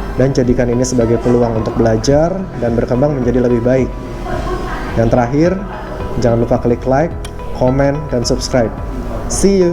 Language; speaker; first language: Indonesian; native; Indonesian